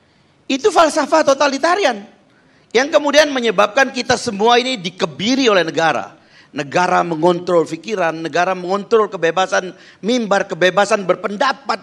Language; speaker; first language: Indonesian; native; Indonesian